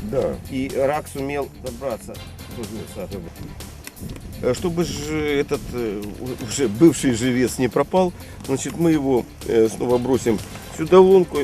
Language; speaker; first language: Russian; native; Russian